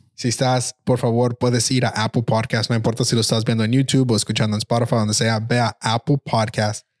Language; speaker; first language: Spanish; early bilingual, heritage; Spanish